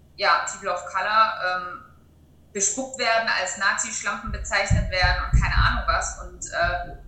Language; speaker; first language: German; native; German